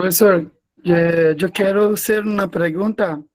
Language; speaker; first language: Spanish; non-native, learner; Portuguese